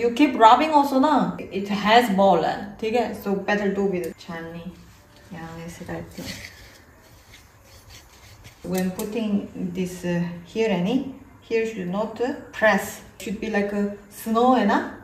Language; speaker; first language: Hindi; non-native, learner; Korean